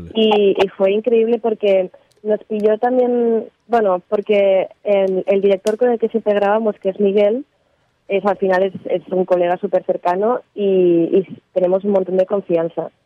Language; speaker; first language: Spanish; native; Spanish